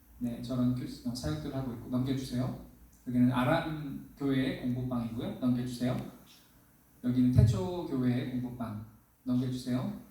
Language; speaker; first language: Korean; native; Korean